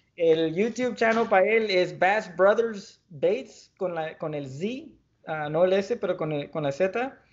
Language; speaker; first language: Spanish; early bilingual, heritage; Spanish